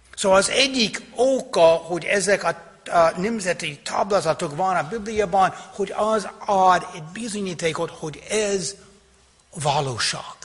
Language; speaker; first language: Hungarian; non-native, fluent; English